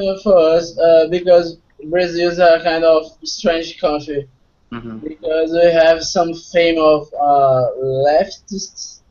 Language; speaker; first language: English; non-native, fluent; Portuguese